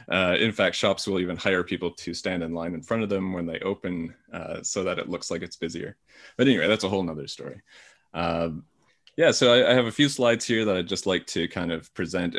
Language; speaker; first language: English; native; English